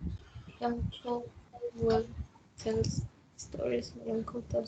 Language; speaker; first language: English; non-native, learner; Spanish